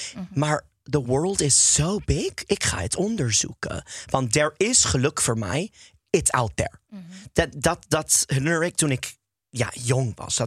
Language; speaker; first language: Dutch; non-native, fluent; English